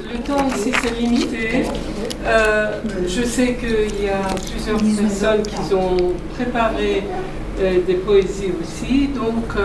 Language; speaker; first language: French; non-native, fluent; Persian